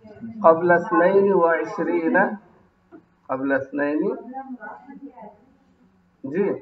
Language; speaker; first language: Arabic; non-native, fluent; Urdu